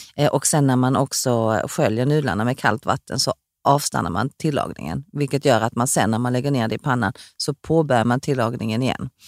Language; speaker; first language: Swedish; early bilingual, other home language; Korean